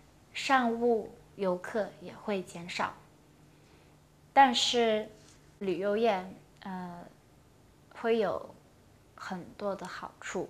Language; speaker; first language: Chinese; non-native, local second language; Cantonese